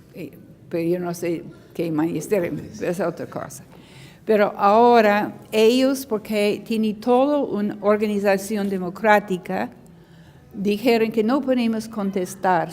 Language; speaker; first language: Spanish; non-native, learner; English